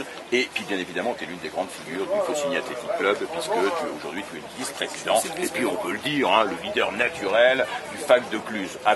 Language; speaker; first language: French; native; French